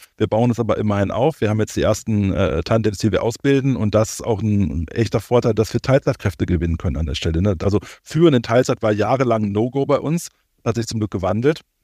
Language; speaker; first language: German; native; German